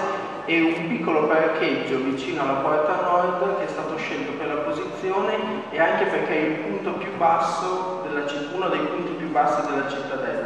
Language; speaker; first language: Italian; native; Italian